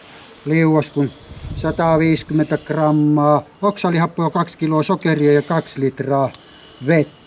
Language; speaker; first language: Finnish; native; Finnish